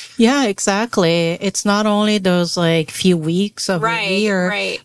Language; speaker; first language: English; non-native, fluent; Portuguese